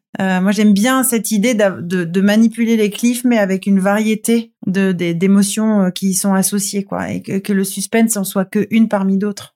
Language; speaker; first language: French; native; French